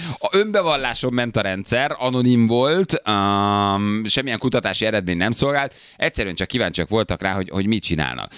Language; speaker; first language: Hungarian; native; Hungarian